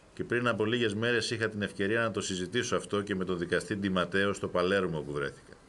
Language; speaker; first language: Greek; native; Greek